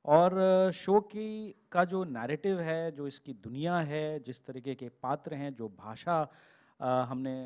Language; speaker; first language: Hindi; native; Hindi